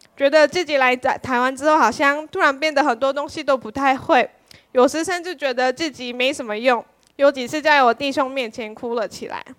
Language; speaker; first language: Chinese; non-native, fluent; Korean